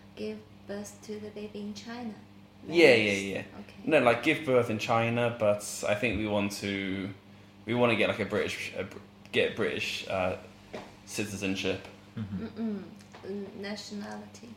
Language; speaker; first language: English; non-native, fluent; Arabic